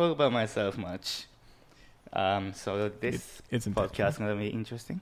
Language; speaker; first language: English; non-native, fluent; Japanese